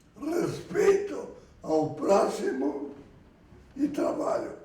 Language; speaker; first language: Portuguese; early bilingual, other home language; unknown